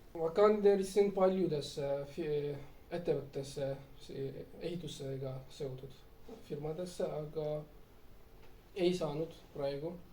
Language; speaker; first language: Estonian; non-native, learner; Turkish